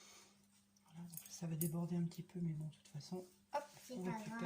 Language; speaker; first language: French; native; French